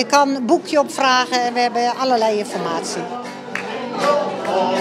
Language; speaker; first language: Dutch; native; Dutch